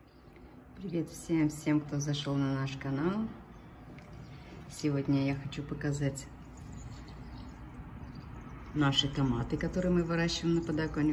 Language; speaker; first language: Russian; native; Russian